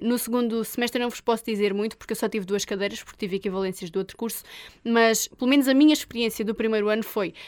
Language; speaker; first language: Portuguese; native; Portuguese